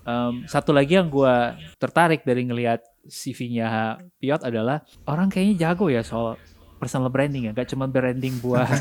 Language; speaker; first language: Indonesian; native; Indonesian